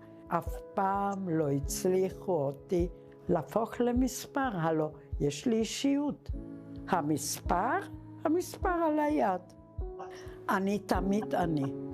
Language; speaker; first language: Hebrew; non-native, fluent; Czech